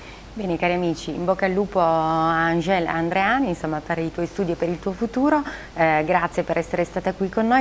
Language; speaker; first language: Italian; native; Italian